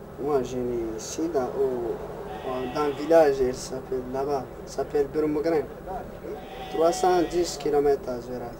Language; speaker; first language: French; non-native, learner; Arabic